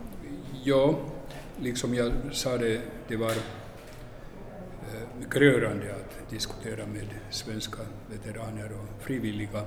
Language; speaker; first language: Swedish; non-native, local second language; Finnish